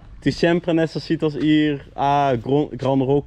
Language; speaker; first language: Spanish; non-native, learner; Dutch